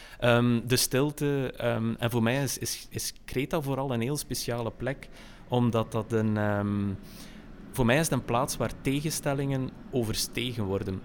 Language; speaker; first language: Dutch; native; Dutch